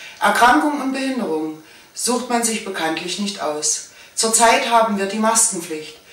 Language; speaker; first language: German; native; German